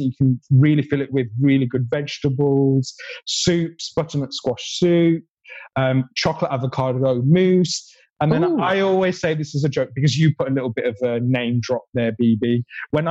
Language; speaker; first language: English; native; English